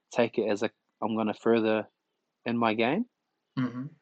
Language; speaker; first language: English; early bilingual, other home language; Tongan